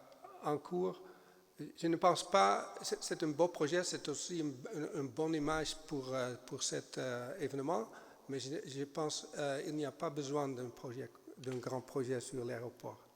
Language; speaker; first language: French; non-native, fluent; German